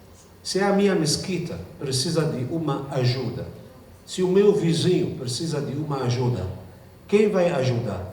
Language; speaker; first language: Portuguese; non-native, fluent; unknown